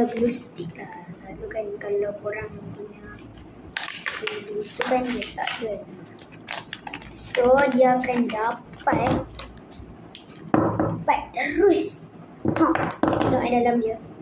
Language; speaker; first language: Malay; native; Malay